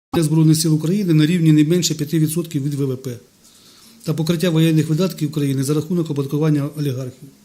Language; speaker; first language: Ukrainian; non-native, local second language; Russian